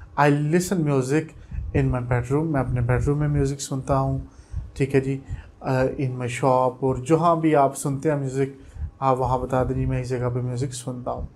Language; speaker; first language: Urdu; non-native, local second language; Punjabi